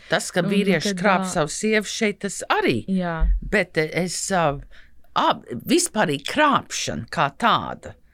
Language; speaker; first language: Latvian; early bilingual, heritage; Latvian